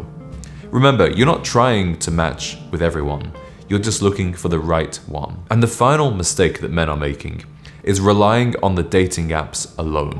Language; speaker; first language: English; native; English